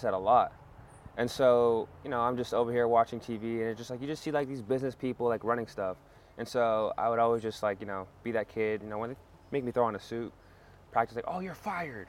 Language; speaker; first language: English; non-native, fluent; French